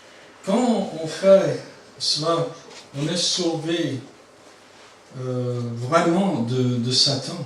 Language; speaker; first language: French; non-native, fluent; English